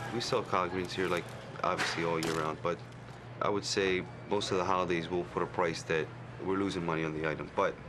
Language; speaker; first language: English; native; English